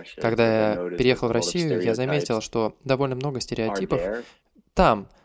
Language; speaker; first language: Russian; non-native, fluent; English